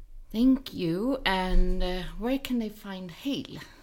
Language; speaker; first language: English; non-native, fluent; Swedish